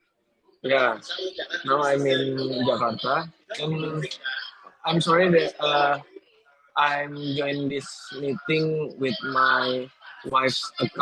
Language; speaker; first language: English; non-native, learner; Indonesian